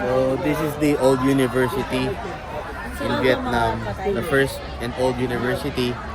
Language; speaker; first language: English; non-native, fluent; Filipino